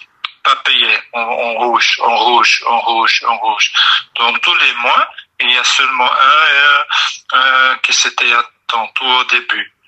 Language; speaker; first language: French; non-native, learner; Dutch